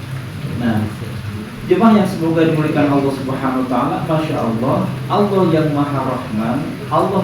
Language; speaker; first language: Indonesian; native; Indonesian